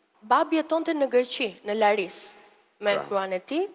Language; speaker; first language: Albanian; early bilingual, heritage; Albanian